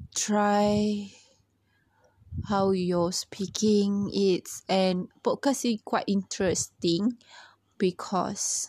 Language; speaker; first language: English; non-native, learner; Malay